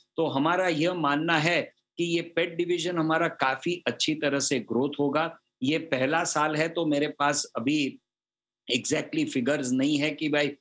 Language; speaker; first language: Hindi; non-native, local second language; Gujarati